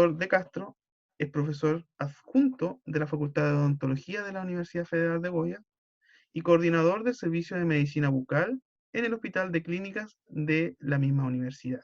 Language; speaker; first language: Spanish; native; Spanish